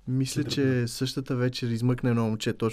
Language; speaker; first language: Bulgarian; native; Bulgarian